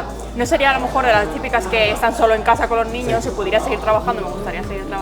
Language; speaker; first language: Spanish; native; Spanish